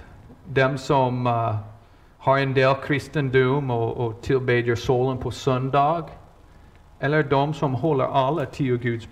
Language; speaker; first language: Swedish; non-native, fluent; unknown